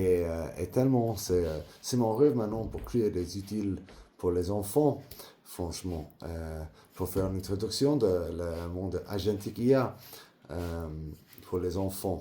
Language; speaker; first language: French; non-native, learner; English